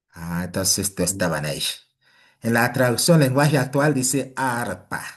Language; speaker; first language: Spanish; non-native, fluent; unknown